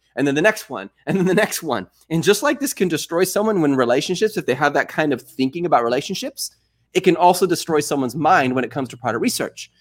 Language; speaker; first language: English; native; English